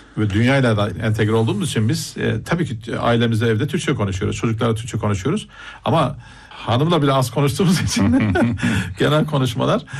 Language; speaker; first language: Turkish; native; Turkish